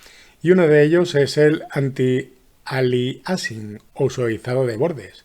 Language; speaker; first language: Spanish; native; Spanish